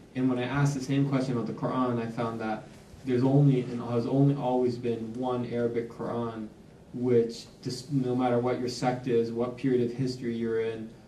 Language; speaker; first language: English; native; English